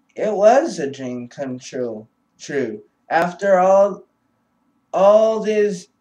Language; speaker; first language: English; native; English